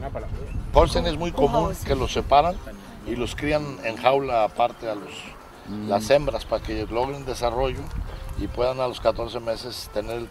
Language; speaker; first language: Spanish; native; Spanish